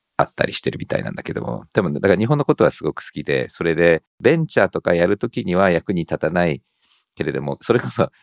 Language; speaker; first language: Japanese; early bilingual, heritage; Japanese